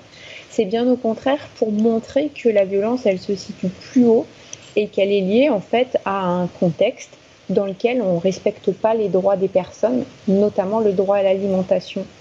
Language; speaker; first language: French; native; French